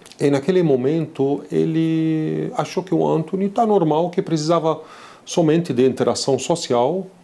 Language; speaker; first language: Portuguese; non-native, fluent; Arabic